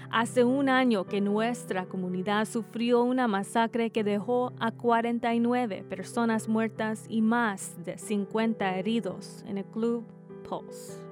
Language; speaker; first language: Spanish; early bilingual, heritage; Spanish